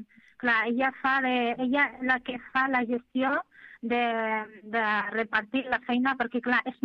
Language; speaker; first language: Catalan; non-native, fluent; Arabic